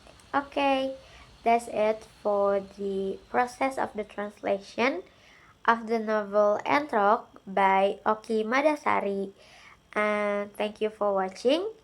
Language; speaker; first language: English; non-native, learner; Indonesian